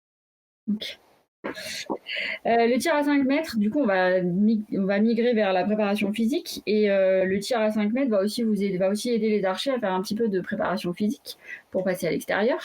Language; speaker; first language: French; native; French